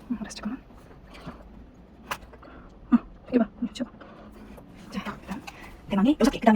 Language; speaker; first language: Korean; native; Korean